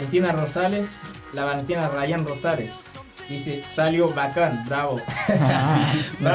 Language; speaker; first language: Spanish; non-native, learner; Haitian Creole